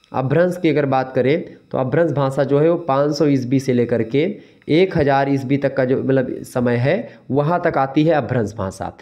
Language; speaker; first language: Hindi; native; Hindi